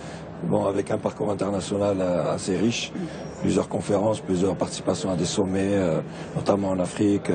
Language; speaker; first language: French; non-native, local second language; Arabic